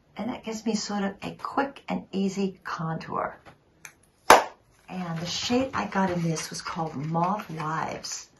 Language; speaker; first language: English; native; English